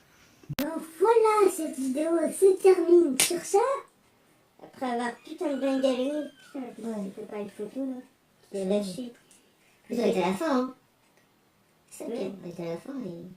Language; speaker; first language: French; native; French